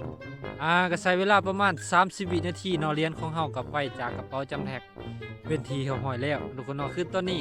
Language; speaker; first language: Thai; non-native, local second language; Northeastern Thai